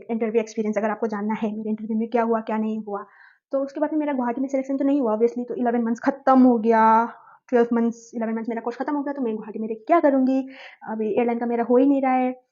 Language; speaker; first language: Hindi; non-native, local second language; Nepali